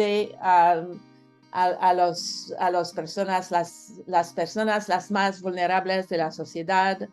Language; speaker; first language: Spanish; non-native, learner; French